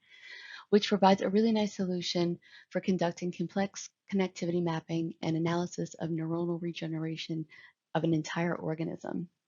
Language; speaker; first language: English; native; English